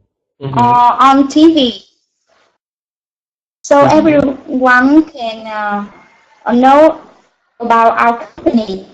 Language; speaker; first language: English; non-native, learner; Vietnamese